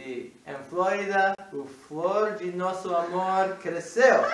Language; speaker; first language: Portuguese; non-native, fluent; English